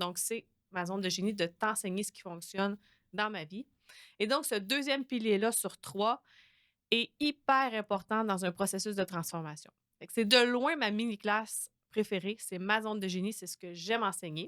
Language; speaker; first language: French; native; French